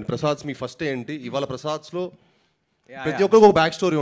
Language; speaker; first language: Telugu; native; Telugu